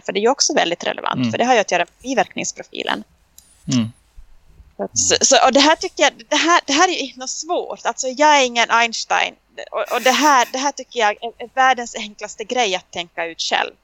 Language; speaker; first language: Swedish; native; Swedish